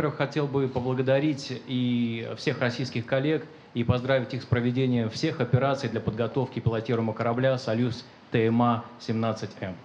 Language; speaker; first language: Russian; native; Russian